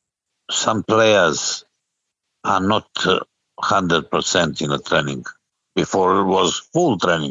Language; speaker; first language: English; non-native, learner; Serbian